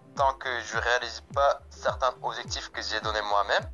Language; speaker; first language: French; non-native, fluent; Korean